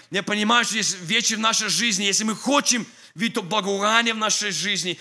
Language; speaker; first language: Russian; early bilingual, heritage; English